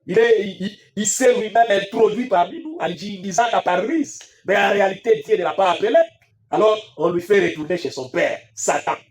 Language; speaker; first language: French; non-native, local second language; Swahili